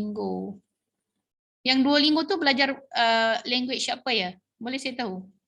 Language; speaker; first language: Malay; native; Malay